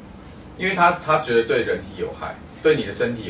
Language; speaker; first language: Chinese; native; Chinese